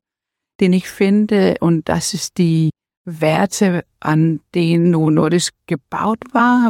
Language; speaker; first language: German; non-native, learner; Danish